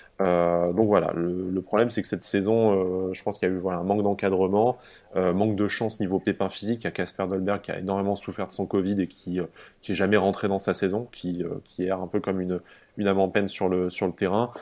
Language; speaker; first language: French; native; French